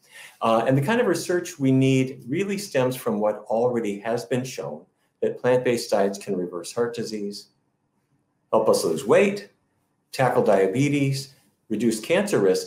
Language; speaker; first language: English; native; English